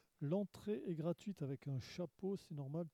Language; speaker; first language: French; native; French